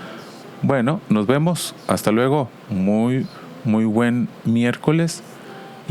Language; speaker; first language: Spanish; native; Spanish